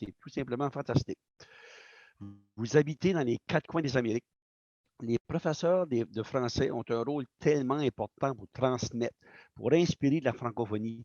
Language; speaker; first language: French; native; French